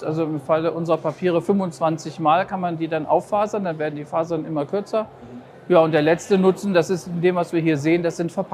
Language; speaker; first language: German; native; German